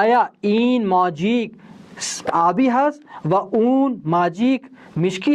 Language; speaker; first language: Persian; non-native, fluent; Urdu